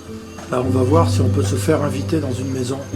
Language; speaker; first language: French; native; French